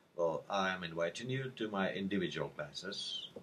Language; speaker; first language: English; non-native, fluent; Russian